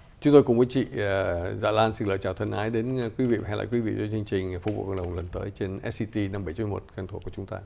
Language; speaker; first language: Vietnamese; native; Vietnamese